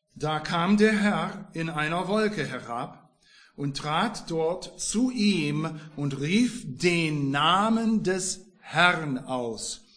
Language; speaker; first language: German; non-native, fluent; English